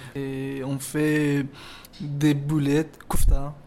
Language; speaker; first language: French; non-native, fluent; Persian